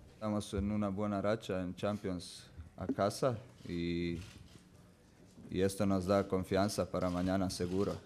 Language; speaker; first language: Spanish; non-native, learner; Croatian